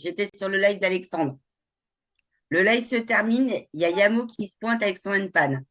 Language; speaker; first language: French; native; French